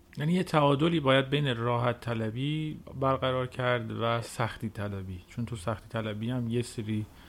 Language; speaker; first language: Persian; native; Persian